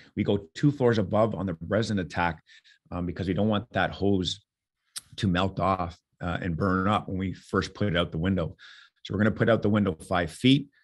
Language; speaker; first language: English; native; English